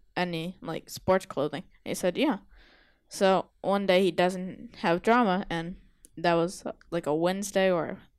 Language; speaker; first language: English; native; English